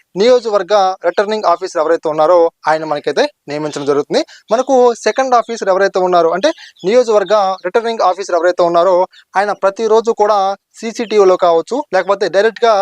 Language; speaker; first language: Telugu; native; Telugu